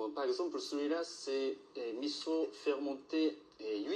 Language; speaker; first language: French; non-native, learner; Japanese